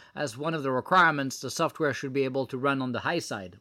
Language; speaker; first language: English; non-native, fluent; French